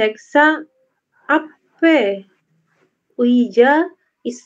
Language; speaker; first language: Korean; non-native, learner; Indonesian